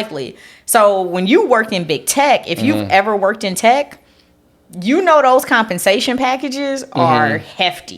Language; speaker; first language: English; native; English